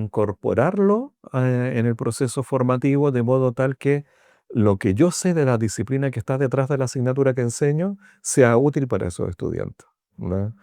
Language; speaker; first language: Spanish; native; Spanish